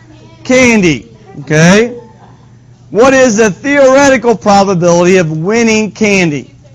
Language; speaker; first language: English; native; English